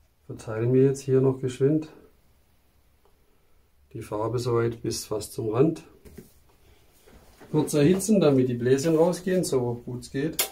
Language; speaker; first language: German; native; German